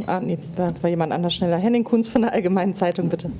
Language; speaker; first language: German; native; German